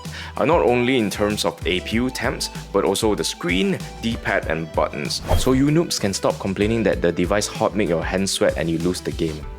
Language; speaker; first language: English; native; English